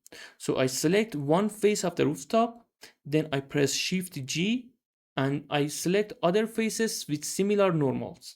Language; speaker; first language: English; non-native, fluent; Persian